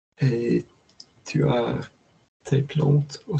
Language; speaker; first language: French; non-native, learner; English